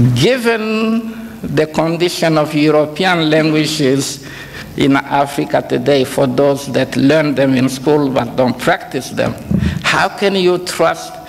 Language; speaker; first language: English; non-native, fluent; Kongo